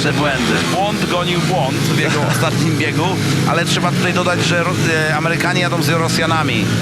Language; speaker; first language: Polish; native; Polish